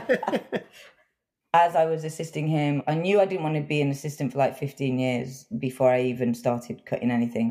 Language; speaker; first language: English; native; English